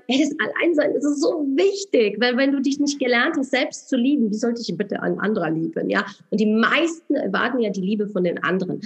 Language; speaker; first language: German; non-native, fluent; Polish